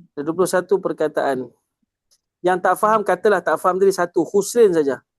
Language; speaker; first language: Malay; native; Malay